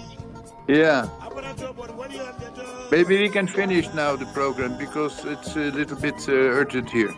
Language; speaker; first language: English; non-native, fluent; Dutch